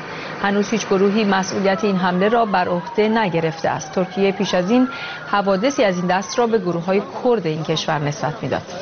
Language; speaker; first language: Persian; native; Persian